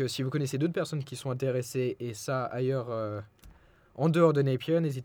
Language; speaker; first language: French; non-native, fluent; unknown